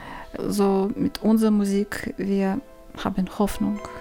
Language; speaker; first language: German; non-native, learner; Ukrainian